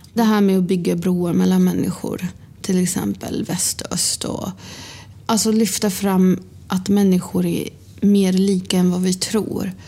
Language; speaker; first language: Swedish; early bilingual, other home language; Arabic